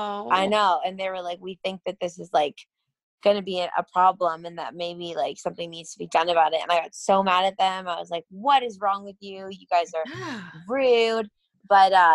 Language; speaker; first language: English; native; English